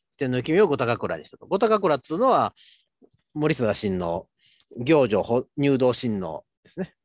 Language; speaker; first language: Japanese; native; Japanese